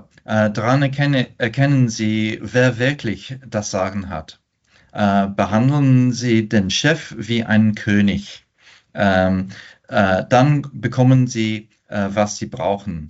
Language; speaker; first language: German; non-native, fluent; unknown